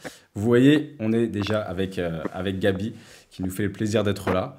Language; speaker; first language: French; native; French